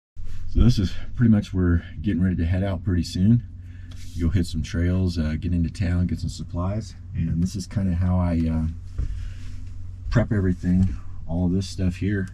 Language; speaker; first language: English; native; English